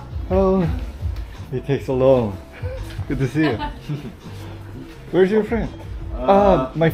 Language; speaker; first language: English; non-native, learner; Korean